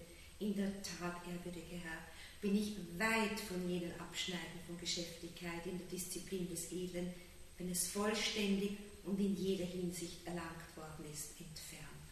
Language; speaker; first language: German; native; German